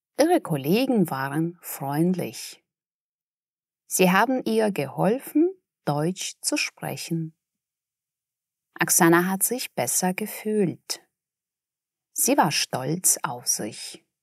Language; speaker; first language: German; non-native, fluent; Russian